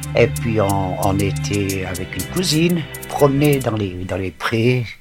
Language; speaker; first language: French; native; French